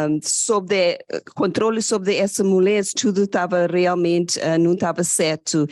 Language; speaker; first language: Portuguese; non-native, fluent; English